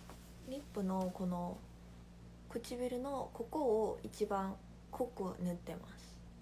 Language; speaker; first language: Japanese; non-native, fluent; Korean